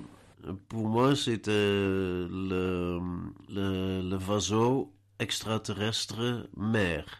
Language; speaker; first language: French; non-native, learner; Dutch